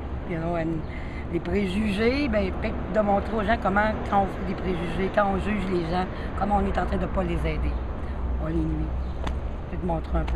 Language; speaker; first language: French; native; French